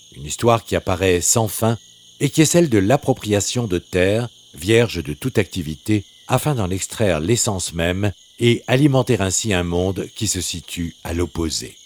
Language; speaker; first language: French; native; French